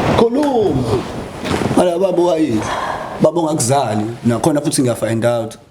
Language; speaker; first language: Zulu; non-native, local second language; Xhosa